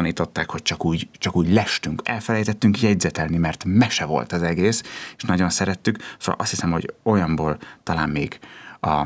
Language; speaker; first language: Hungarian; native; Hungarian